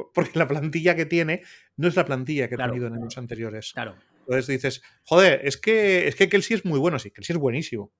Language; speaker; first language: Spanish; native; Spanish